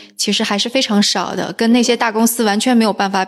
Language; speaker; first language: Chinese; native; Chinese